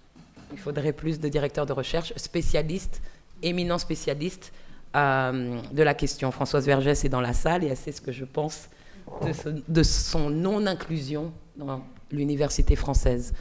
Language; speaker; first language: French; native; French